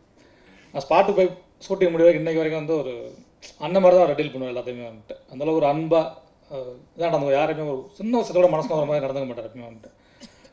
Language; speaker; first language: Tamil; native; Tamil